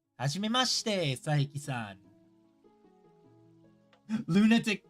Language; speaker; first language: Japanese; non-native, learner; English